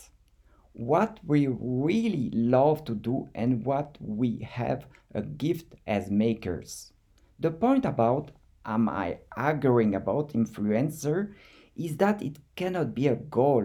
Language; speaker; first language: English; non-native, fluent; French